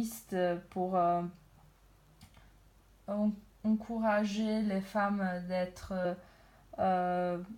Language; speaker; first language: French; non-native, learner; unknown